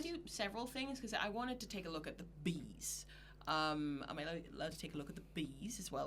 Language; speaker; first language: English; native; English